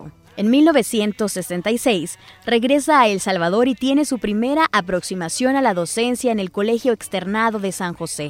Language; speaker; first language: Spanish; native; Spanish